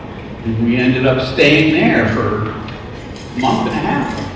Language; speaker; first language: English; native; English